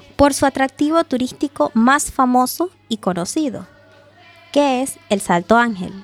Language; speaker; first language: Spanish; non-native, local second language; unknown